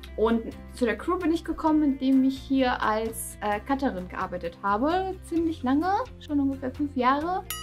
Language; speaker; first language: German; non-native, fluent; Russian